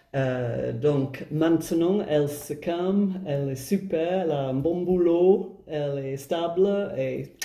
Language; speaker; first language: French; non-native, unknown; English